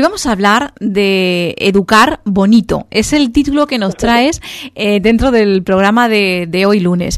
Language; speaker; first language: Spanish; native; Spanish